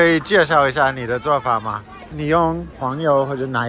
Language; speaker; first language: Chinese; non-native, fluent; English